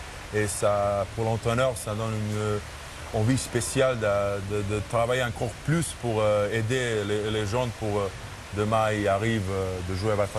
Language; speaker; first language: French; non-native, fluent; Serbian